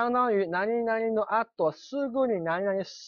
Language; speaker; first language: Japanese; non-native, fluent; Chinese